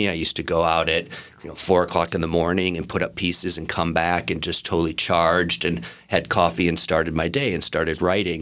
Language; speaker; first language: English; native; English